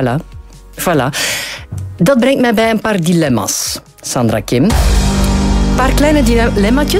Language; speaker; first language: Dutch; native; Dutch